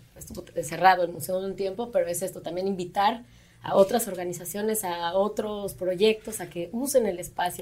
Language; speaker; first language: Spanish; native; Spanish